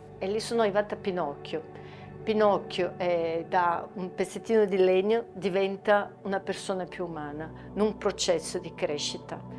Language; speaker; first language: Italian; non-native, fluent; Portuguese